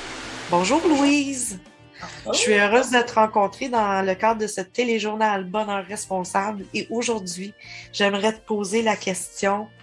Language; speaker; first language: French; native; French